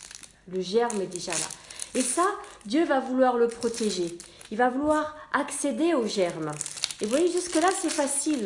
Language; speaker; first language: French; native; French